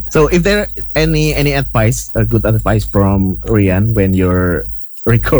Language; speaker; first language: English; non-native, fluent; Indonesian